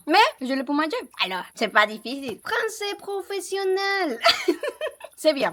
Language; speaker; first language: French; non-native, learner; Spanish